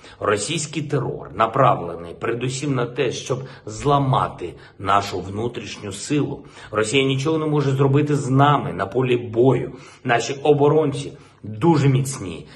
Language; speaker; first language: Ukrainian; non-native, local second language; Russian